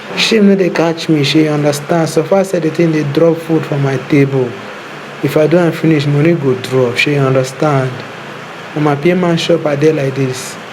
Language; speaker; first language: Nigerian Pidgin; native; Nigerian Pidgin